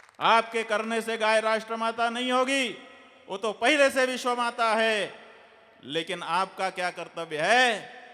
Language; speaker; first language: Hindi; native; Hindi